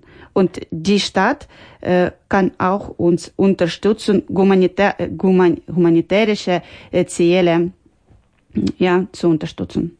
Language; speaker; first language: German; non-native, learner; Ukrainian